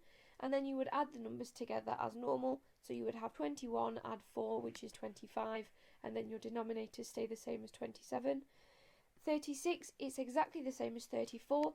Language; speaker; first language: English; native; English